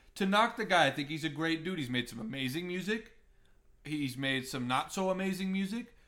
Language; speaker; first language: English; native; English